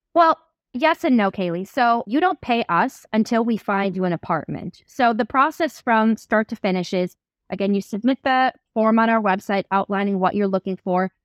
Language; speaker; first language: English; native; English